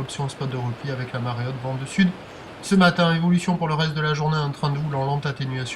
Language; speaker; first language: French; native; French